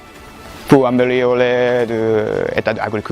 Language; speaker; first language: French; non-native, learner; Japanese